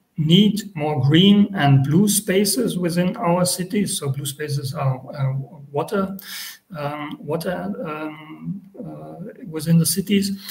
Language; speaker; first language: English; non-native, fluent; German